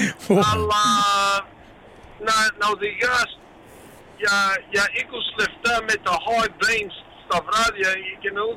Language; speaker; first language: Greek; early bilingual, heritage; Greek